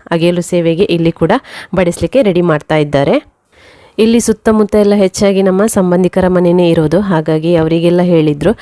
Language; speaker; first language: Kannada; non-native, local second language; Tulu